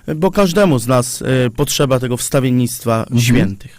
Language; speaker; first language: Polish; native; Polish